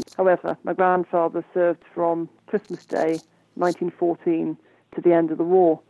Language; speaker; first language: English; native; English